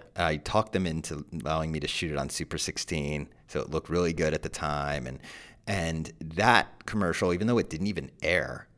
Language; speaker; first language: English; native; English